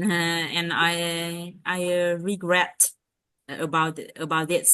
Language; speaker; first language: English; non-native, learner; Vietnamese